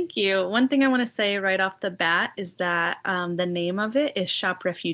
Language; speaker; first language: English; native; English